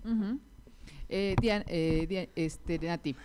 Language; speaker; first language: Spanish; native; Spanish